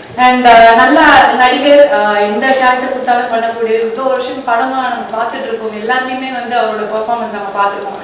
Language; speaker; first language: Tamil; native; Tamil